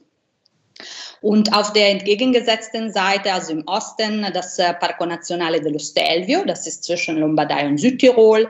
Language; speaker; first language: German; non-native, fluent; Italian